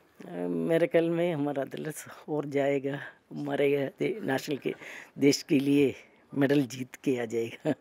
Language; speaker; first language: Hindi; non-native, local second language; Malayalam